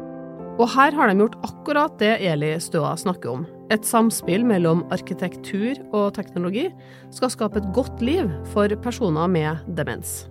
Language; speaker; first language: Norwegian; native; Norwegian